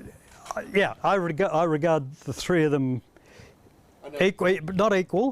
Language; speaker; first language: English; native; English